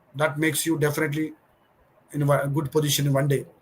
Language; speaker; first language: English; non-native, local second language; Telugu